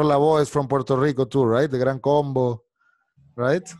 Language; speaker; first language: English; non-native, fluent; Spanish